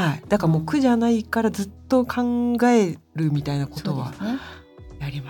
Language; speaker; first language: Japanese; native; Japanese